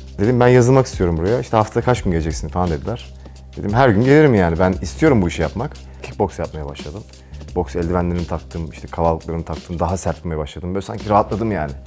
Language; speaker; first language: Turkish; native; Turkish